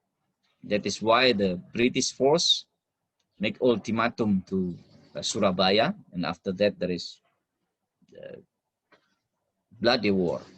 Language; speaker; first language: English; non-native, fluent; Indonesian